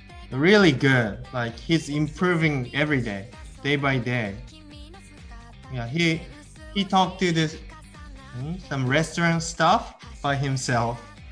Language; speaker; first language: English; non-native, fluent; Japanese